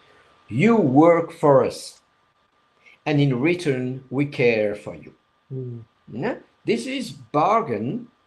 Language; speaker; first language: English; non-native, fluent; French